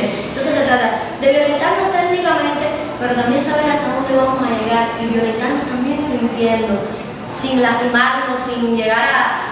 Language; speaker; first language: Spanish; native; Spanish